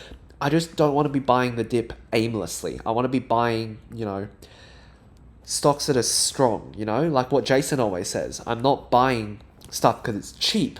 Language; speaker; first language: English; native; English